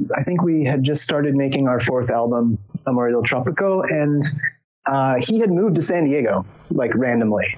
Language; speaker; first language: English; native; English